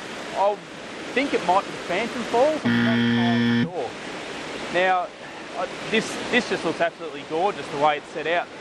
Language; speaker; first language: English; native; English